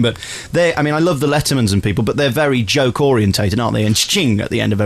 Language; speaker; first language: English; native; English